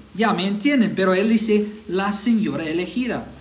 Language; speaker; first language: Spanish; non-native, fluent; English